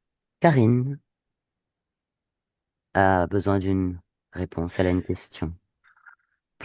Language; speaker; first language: French; native; French